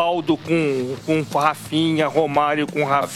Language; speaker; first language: Portuguese; native; Portuguese